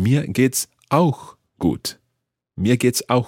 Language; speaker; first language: German; non-native, learner; English